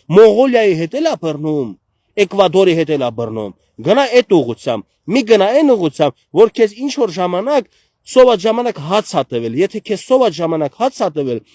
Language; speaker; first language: Armenian; native; Armenian